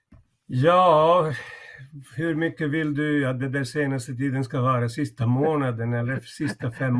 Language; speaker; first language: Swedish; non-native, fluent; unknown